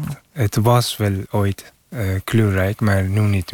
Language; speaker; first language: Dutch; non-native, fluent; Persian